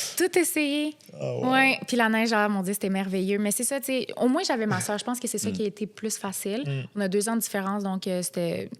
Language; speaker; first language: French; early bilingual, other home language; Arabic